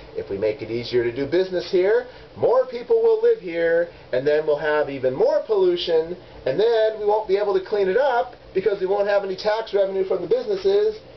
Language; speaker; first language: English; native; English